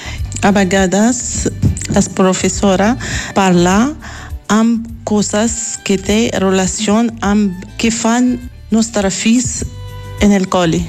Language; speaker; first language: Catalan; non-native, learner; Arabic